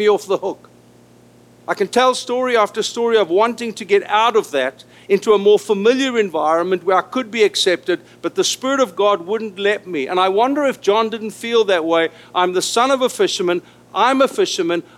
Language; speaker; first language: English; non-native, local second language; Afrikaans